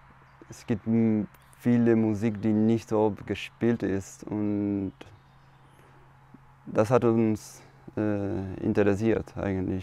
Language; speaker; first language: German; non-native, fluent; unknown